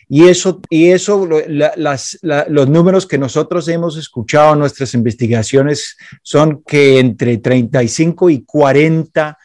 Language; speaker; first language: Spanish; non-native, fluent; English